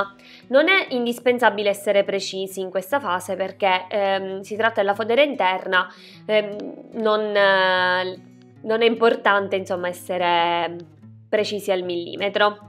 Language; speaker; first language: Italian; native; Italian